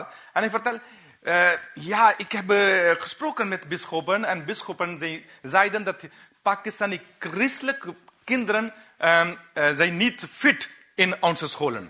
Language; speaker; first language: Dutch; non-native, learner; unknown